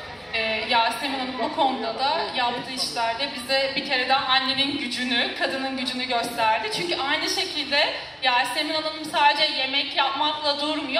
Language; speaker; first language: Turkish; native; Turkish